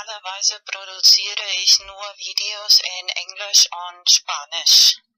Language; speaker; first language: German; non-native, learner; Spanish